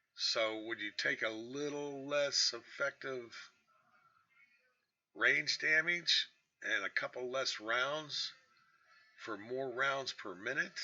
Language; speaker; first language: English; native; English